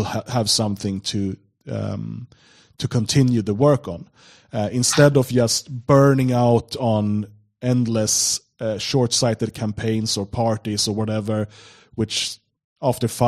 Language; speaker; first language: English; non-native, fluent; Swedish